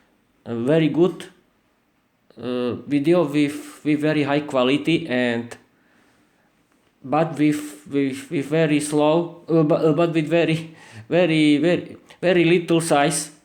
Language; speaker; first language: English; non-native, learner; Slovak